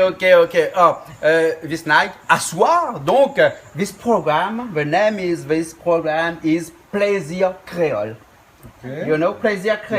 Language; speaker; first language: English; non-native, learner; Réunion Creole French